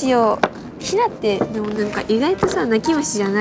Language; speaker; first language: Japanese; native; Japanese